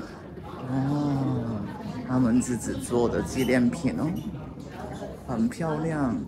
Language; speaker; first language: Chinese; non-native, local second language; Cantonese